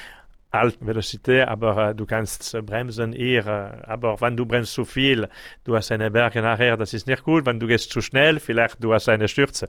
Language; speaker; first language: German; non-native, learner; French